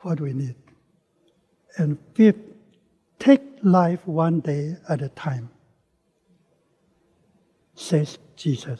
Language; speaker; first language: English; non-native, local second language; Min Nan Chinese